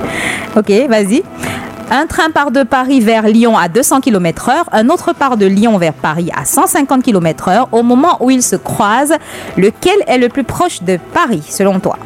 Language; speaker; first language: French; native; French